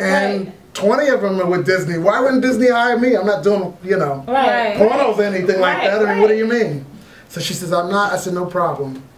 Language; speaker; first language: English; native; English